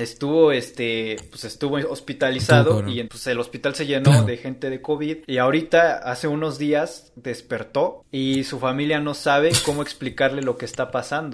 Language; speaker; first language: Spanish; native; Spanish